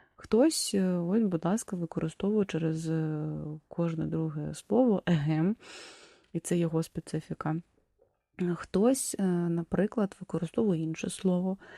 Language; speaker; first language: Ukrainian; non-native, local second language; Russian